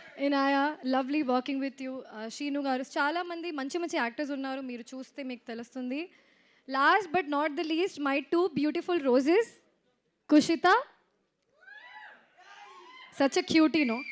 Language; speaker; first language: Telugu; non-native, fluent; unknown